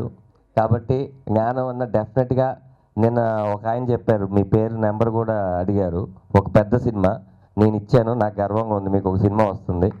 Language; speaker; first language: Telugu; native; Telugu